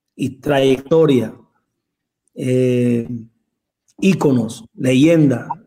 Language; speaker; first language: Spanish; native; Spanish